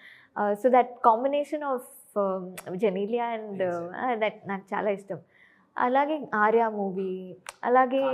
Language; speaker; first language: Telugu; non-native, fluent; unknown